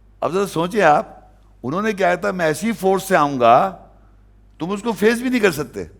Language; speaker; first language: Urdu; native; Urdu